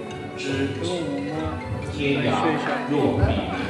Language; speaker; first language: Chinese; non-native, fluent; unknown